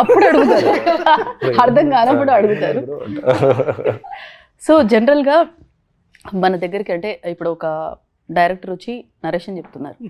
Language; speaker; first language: Telugu; native; Telugu